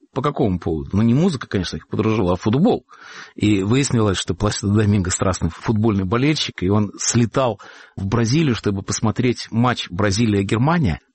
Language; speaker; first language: Russian; native; Russian